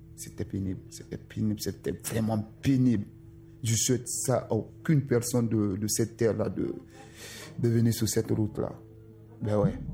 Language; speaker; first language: French; non-native, local second language; Susu